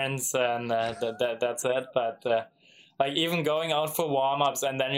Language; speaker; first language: English; non-native, fluent; German